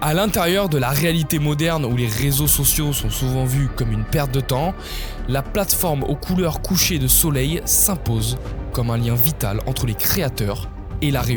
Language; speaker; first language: French; native; French